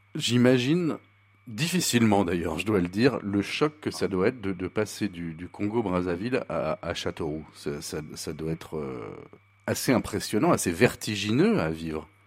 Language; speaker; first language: French; native; French